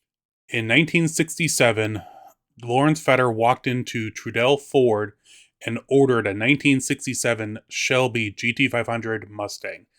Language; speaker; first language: English; native; English